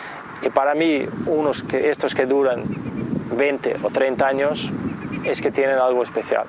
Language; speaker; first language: Spanish; non-native, fluent; Danish